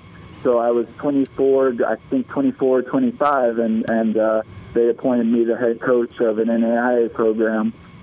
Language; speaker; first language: English; native; English